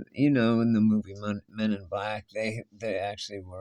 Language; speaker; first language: English; native; English